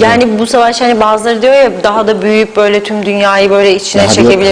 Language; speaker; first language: Turkish; native; Turkish